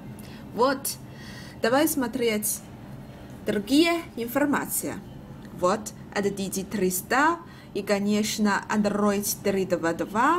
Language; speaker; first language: Russian; non-native, learner; Chinese